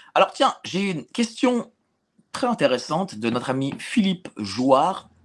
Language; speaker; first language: French; native; French